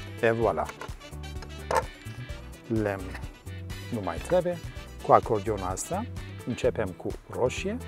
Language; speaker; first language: Romanian; non-native, learner; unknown